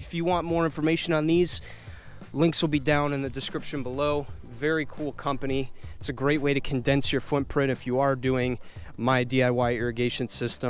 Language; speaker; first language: English; native; English